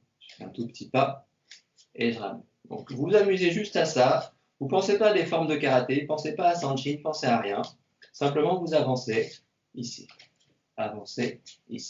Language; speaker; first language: French; native; French